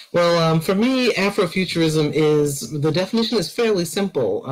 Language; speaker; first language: English; native; English